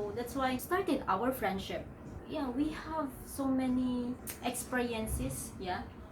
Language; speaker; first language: English; non-native, local second language; Filipino